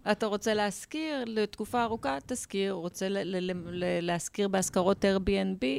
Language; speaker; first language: Hebrew; native; Hebrew